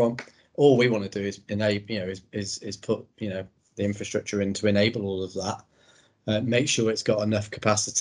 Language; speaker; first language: English; native; English